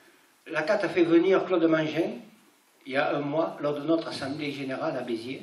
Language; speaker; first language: French; native; French